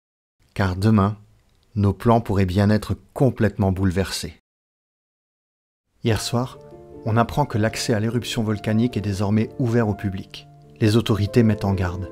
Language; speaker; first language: French; native; French